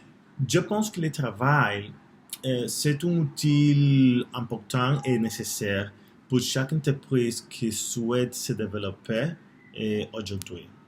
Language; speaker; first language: French; non-native, learner; Spanish